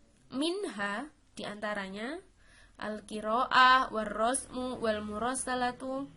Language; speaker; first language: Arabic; non-native, fluent; Indonesian